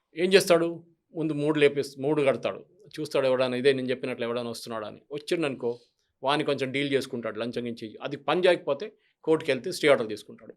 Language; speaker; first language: Telugu; non-native, local second language; Malayalam